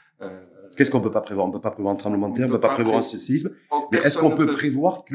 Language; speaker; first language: French; native; French